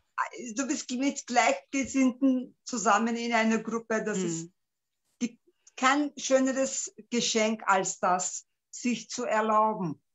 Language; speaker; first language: German; non-native, local second language; Turkish